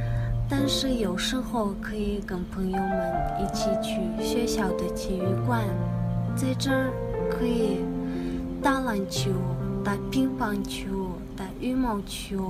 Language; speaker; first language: Chinese; non-native, learner; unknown